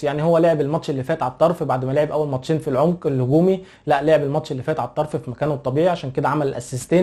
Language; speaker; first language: Arabic; native; Arabic